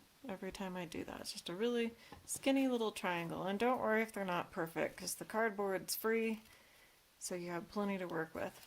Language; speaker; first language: English; native; English